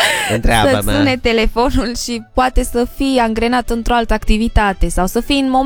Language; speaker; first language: Romanian; native; Romanian